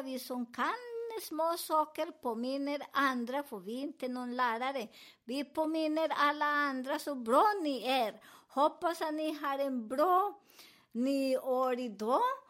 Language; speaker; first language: Swedish; non-native, learner; Spanish